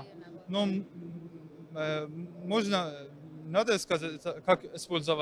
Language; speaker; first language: Russian; non-native, learner; Persian